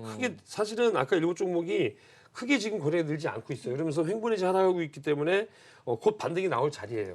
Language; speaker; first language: Korean; native; Korean